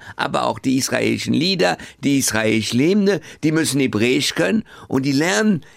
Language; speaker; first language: German; early bilingual, other home language; French